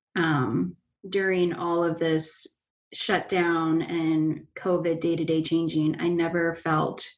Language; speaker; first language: English; native; English